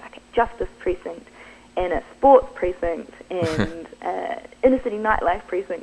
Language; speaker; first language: English; native; English